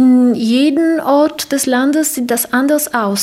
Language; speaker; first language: German; non-native, fluent; Polish